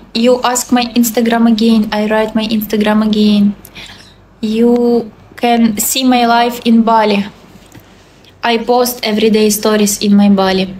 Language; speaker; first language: English; non-native, learner; Russian